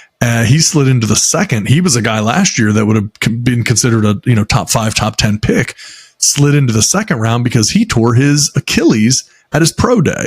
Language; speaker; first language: English; native; English